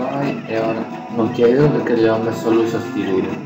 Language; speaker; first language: Italian; native; Italian